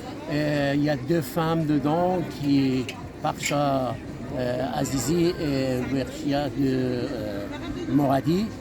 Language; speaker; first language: French; non-native, fluent; Persian